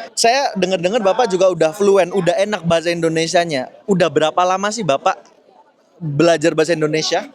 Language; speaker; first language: Indonesian; native; Indonesian